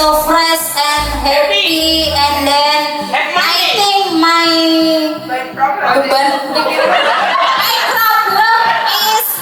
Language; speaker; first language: English; non-native, learner; Indonesian